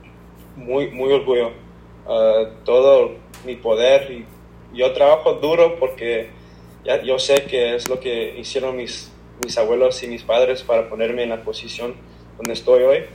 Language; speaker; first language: Spanish; early bilingual, heritage; Spanish